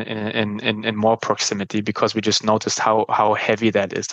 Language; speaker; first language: English; non-native, fluent; German